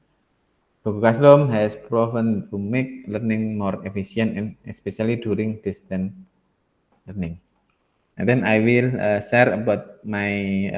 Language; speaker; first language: English; non-native, learner; Indonesian